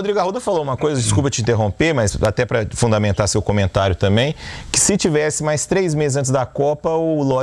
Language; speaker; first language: Portuguese; native; Portuguese